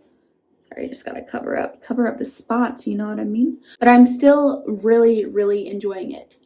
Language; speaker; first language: English; native; English